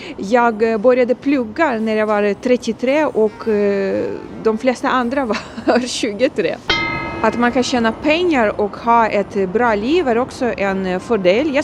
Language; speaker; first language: Swedish; non-native, fluent; Ukrainian